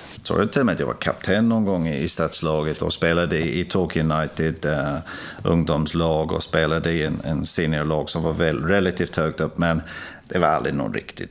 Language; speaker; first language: Swedish; non-native, fluent; English